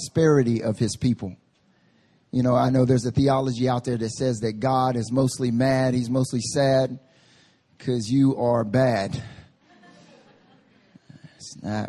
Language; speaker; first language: English; native; English